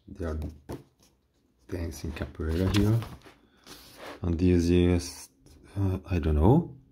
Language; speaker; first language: English; non-native, fluent; Portuguese